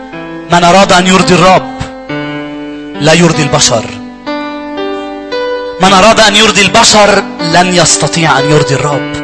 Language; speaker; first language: Arabic; native; Arabic